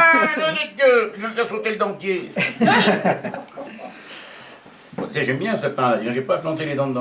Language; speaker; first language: French; native; French